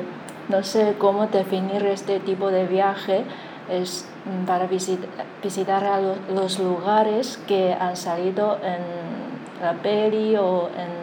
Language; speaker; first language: Spanish; non-native, fluent; Chinese